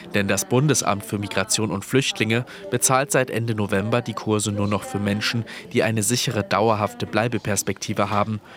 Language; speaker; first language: German; native; German